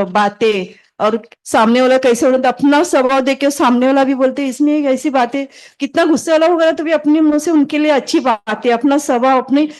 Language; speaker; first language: Hindi; native; Hindi